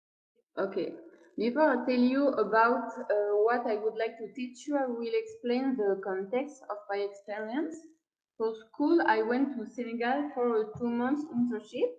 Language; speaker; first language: English; non-native, learner; French